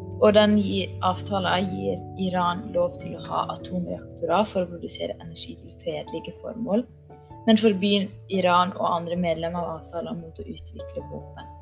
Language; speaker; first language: Norwegian; native; Norwegian